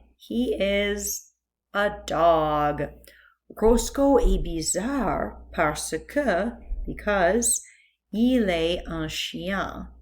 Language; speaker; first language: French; non-native, fluent; English